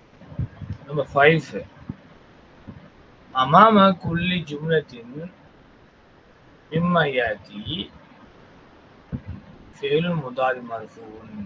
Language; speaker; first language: Arabic; non-native, fluent; Tamil